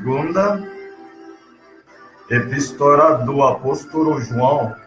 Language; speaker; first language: Portuguese; non-native, learner; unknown